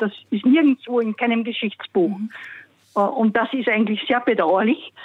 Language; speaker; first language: German; non-native, local second language; Slovenian